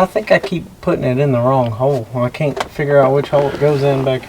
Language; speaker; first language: English; native; English